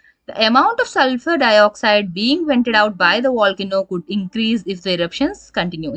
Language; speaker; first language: English; non-native, local second language; Telugu